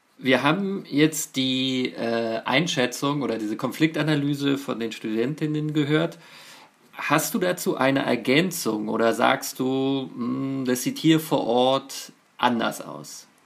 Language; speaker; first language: German; native; German